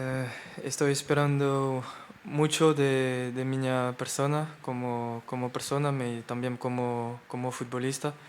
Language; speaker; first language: Spanish; non-native, fluent; French